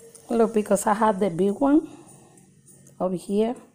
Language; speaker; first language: English; non-native, learner; Spanish